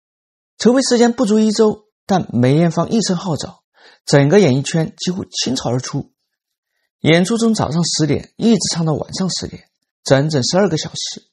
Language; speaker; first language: Chinese; native; Chinese